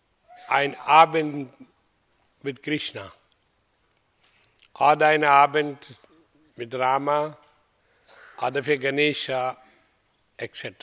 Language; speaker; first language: German; non-native, fluent; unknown